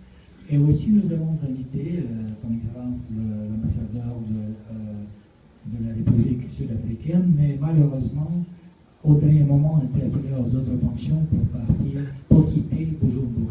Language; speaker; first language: French; non-native, fluent; Russian